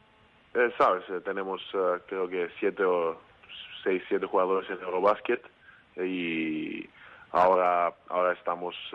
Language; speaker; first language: Spanish; non-native, learner; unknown